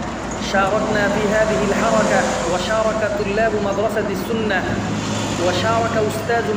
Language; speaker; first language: Arabic; non-native, fluent; Bangla